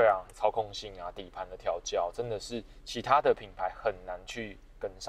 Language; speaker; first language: Chinese; native; Chinese